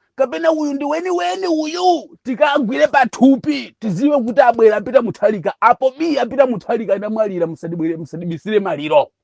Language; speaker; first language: Nyanja; non-native, local second language; Tumbuka